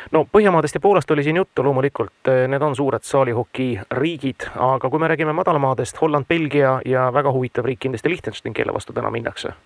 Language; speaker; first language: Estonian; native; Estonian